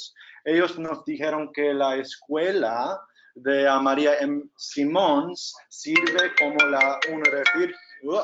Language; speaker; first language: Spanish; non-native, fluent; English